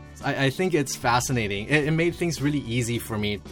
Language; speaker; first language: English; early bilingual, other home language; Chinese